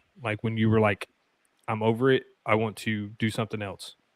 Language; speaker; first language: English; native; English